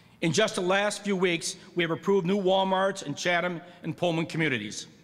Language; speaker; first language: English; native; English